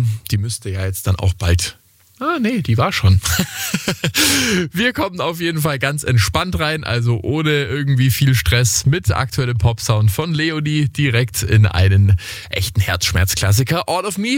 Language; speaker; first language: German; native; German